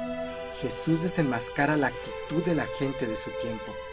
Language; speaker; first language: Spanish; native; Spanish